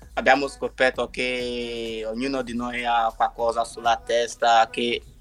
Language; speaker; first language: Italian; non-native, learner; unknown